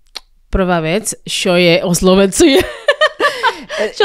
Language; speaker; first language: Slovak; non-native, fluent; Spanish